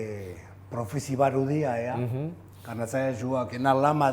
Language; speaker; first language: Indonesian; non-native, fluent; Spanish